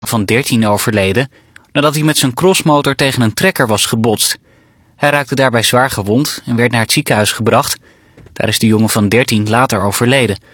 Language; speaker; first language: Dutch; native; Dutch